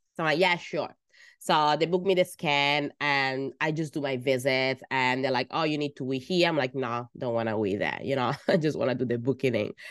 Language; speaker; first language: English; non-native, fluent; Italian